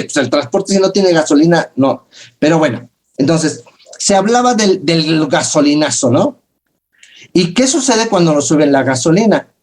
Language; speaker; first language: Spanish; native; Spanish